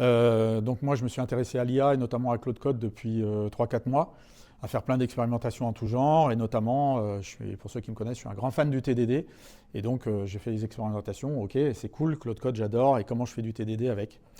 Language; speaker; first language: French; native; French